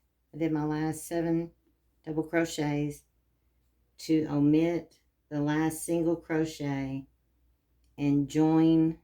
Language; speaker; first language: English; native; English